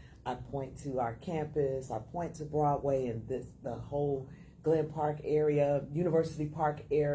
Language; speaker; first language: English; native; English